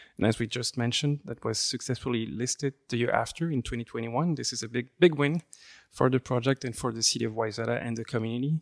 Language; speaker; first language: English; non-native, fluent; French